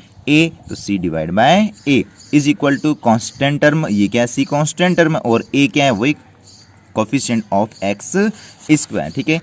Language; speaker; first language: Hindi; native; Hindi